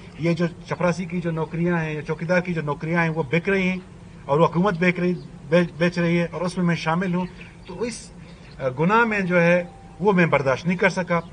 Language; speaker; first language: Urdu; non-native, local second language; Baluchi